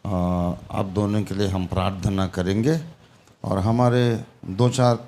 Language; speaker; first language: Hindi; non-native, local second language; Telugu